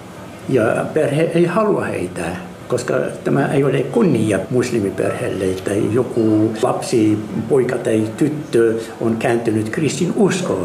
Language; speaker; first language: Finnish; non-native, fluent; Arabic